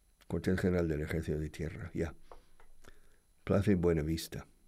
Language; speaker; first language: Spanish; non-native, fluent; English